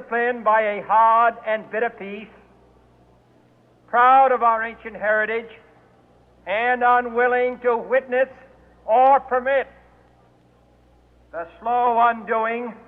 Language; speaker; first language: English; native; English